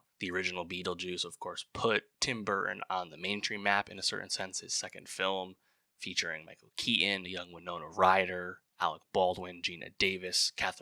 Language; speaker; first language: English; native; English